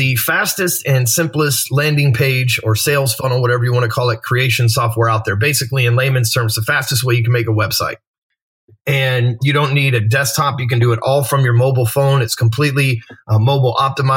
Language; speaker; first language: English; native; English